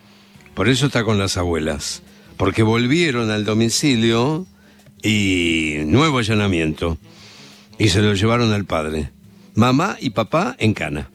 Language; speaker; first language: Spanish; native; Spanish